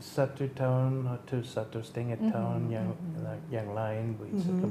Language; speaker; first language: Indonesian; non-native, learner; English